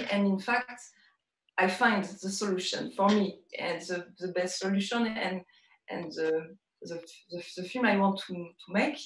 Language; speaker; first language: English; non-native, learner; French